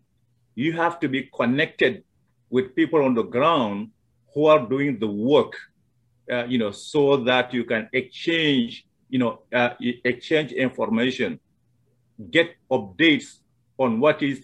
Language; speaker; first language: English; non-native, fluent; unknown